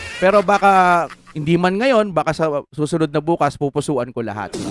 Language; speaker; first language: Filipino; native; Filipino